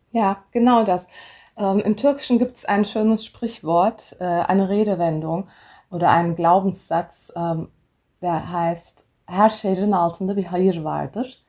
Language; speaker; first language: German; early bilingual, other home language; Turkish